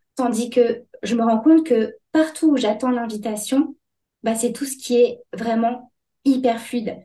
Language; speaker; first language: French; native; French